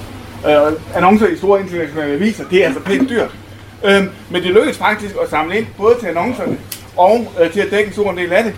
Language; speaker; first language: Danish; native; Danish